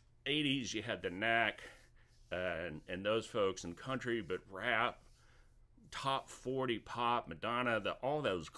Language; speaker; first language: English; native; English